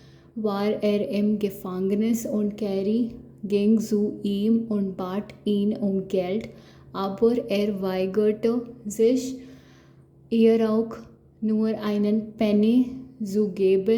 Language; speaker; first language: German; non-native, learner; Hindi